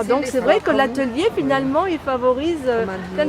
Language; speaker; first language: French; native; French